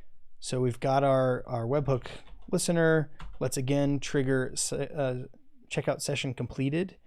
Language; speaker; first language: English; native; English